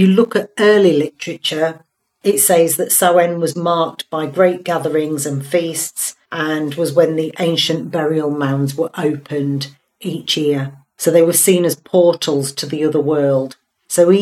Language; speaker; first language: English; native; English